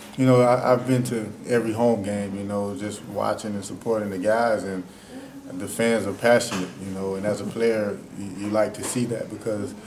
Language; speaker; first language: English; native; English